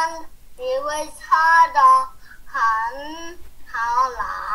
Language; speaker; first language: Chinese; early bilingual, heritage; Chinese